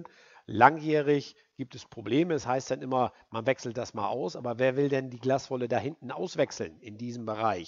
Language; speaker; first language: German; native; German